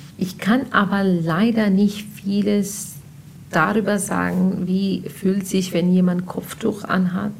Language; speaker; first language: German; non-native, fluent; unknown